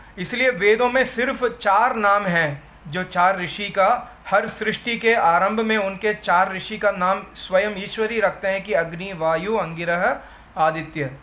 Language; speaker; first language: Hindi; non-native, local second language; Tamil